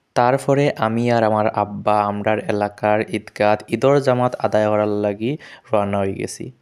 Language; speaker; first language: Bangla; native; Bangla